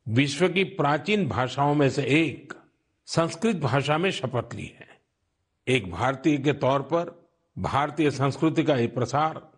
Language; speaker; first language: Hindi; non-native, local second language; Gujarati